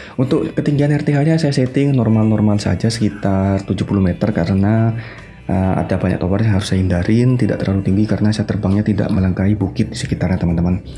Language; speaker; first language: Indonesian; non-native, local second language; Madurese